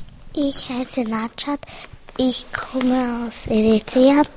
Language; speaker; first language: German; early bilingual, other home language; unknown